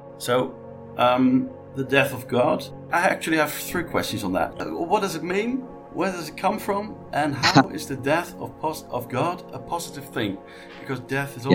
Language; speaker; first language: English; non-native, fluent; Dutch